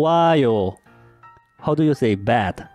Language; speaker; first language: English; non-native, fluent; Korean